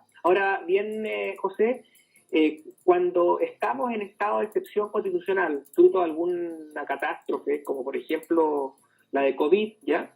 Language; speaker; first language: Spanish; native; Spanish